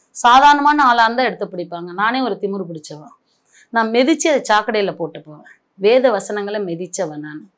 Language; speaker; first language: Tamil; non-native, local second language; Marathi